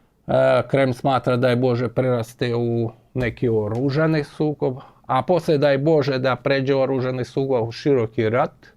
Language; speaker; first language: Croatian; non-native, fluent; Ukrainian